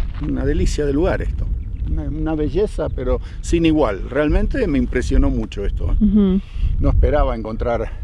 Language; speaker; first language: Spanish; native; Spanish